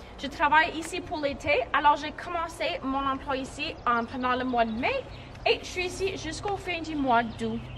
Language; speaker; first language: French; non-native, local second language; English